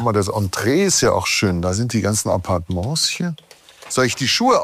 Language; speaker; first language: German; native; German